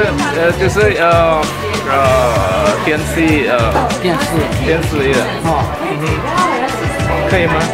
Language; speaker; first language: Chinese; non-native, learner; Indonesian